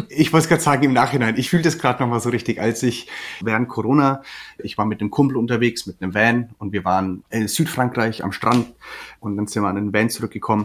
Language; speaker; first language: German; native; German